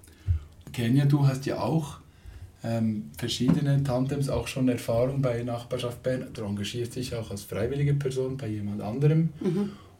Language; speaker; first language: German; native; German